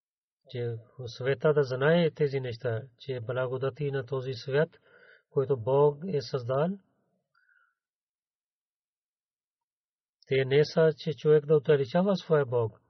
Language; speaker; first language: Bulgarian; non-native, learner; Urdu